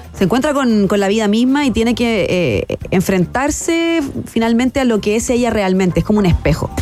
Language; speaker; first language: Spanish; native; Spanish